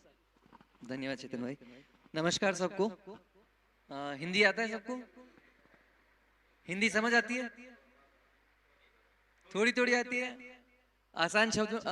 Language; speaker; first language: Hindi; non-native, local second language; Gujarati